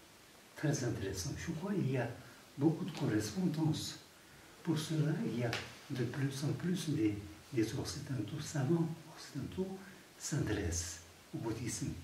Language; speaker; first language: French; non-native, fluent; Tibetan